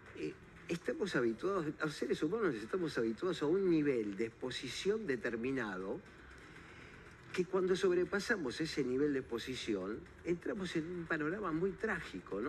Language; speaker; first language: Spanish; native; Spanish